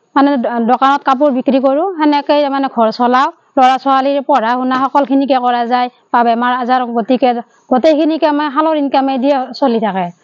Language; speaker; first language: Assamese; native; Assamese